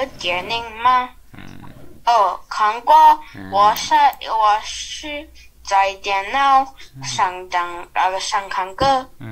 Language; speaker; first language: Chinese; non-native, learner; English